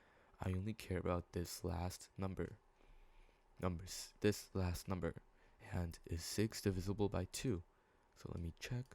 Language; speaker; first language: English; native; English